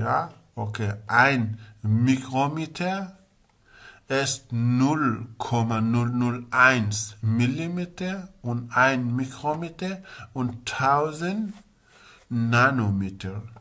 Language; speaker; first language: German; non-native, learner; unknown